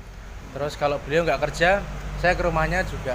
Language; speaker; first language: Indonesian; native; Indonesian